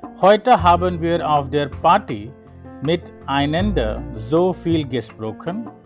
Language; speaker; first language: German; non-native, learner; Hindi